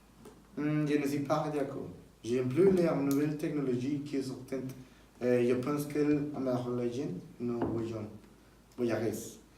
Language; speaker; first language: French; non-native, learner; Spanish